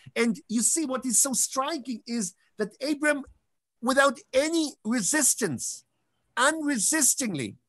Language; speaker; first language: English; non-native, fluent; Hebrew